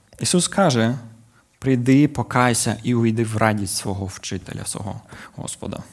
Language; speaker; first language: Ukrainian; native; Ukrainian